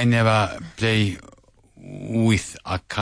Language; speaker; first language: English; non-native, learner; Spanish